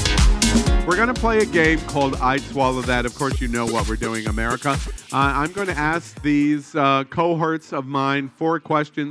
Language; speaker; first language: English; native; English